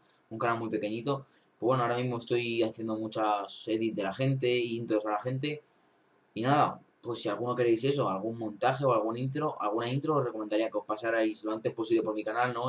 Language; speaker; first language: Spanish; native; Spanish